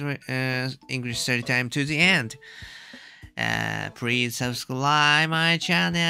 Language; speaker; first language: English; non-native, learner; Japanese